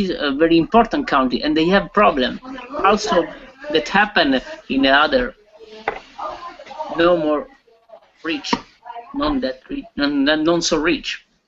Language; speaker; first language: English; non-native, learner; Italian